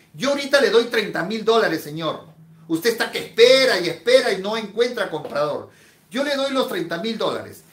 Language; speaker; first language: Spanish; native; Spanish